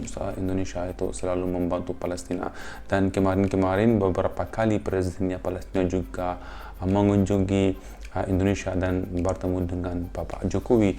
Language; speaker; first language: Indonesian; non-native, fluent; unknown